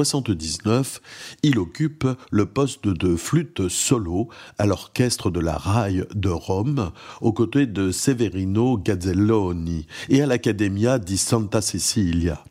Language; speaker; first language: French; native; French